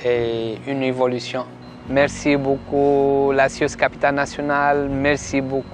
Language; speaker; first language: French; non-native, local second language; Arabic